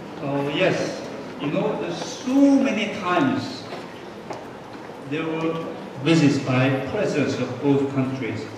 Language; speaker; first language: English; non-native, fluent; Korean